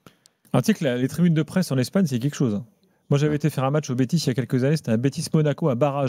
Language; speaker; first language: French; native; French